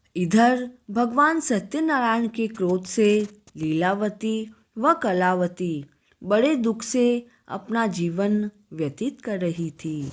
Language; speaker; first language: Hindi; native; Hindi